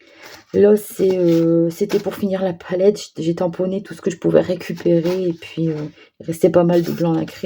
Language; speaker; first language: French; native; French